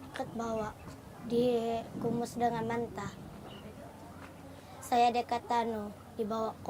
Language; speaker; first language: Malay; early bilingual, other home language; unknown